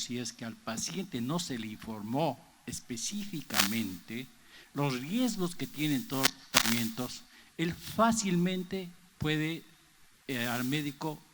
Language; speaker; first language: Spanish; native; Spanish